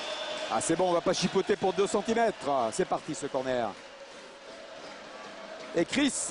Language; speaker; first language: French; native; French